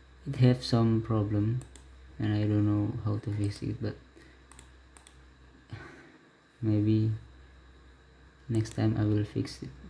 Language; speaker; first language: English; non-native, learner; Indonesian